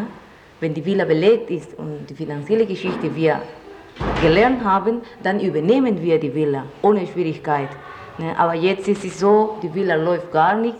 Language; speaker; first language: German; non-native, fluent; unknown